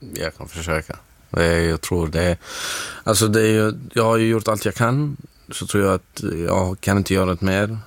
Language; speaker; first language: Swedish; non-native, fluent; Arabic